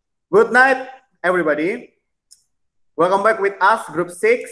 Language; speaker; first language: English; non-native, learner; Indonesian